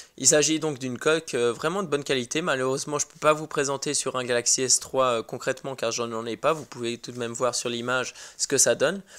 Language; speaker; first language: French; native; French